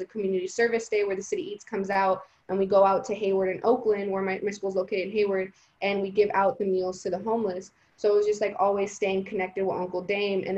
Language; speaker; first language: English; early bilingual, other home language; Spanish